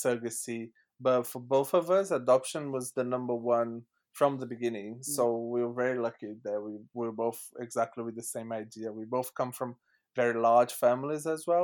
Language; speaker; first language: English; non-native, fluent; Portuguese